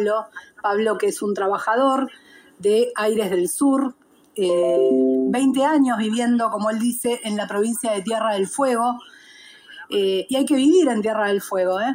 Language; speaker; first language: Spanish; native; Spanish